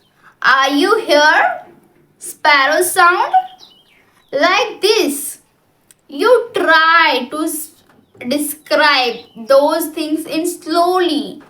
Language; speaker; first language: English; non-native, local second language; Hindi